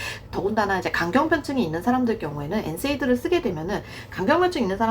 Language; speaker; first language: Korean; native; Korean